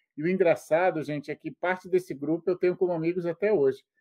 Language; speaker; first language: Portuguese; native; Portuguese